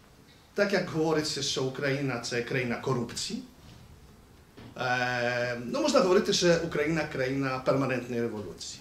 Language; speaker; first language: Ukrainian; native; Ukrainian